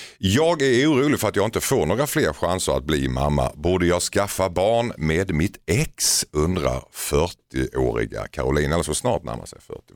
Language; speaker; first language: Swedish; native; Swedish